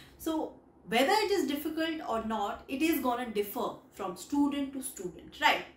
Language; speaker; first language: English; non-native, local second language; Hindi